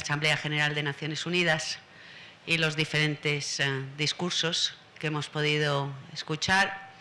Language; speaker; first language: Spanish; native; Spanish